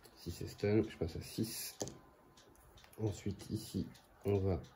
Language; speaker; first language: French; native; French